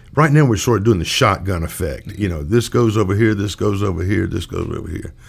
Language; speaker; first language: English; native; English